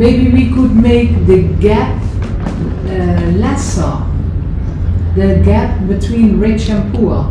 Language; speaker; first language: English; non-native, fluent; Dutch